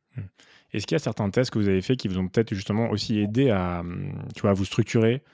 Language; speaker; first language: French; native; French